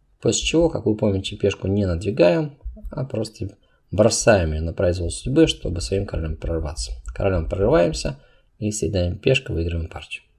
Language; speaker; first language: Russian; non-native, local second language; Uzbek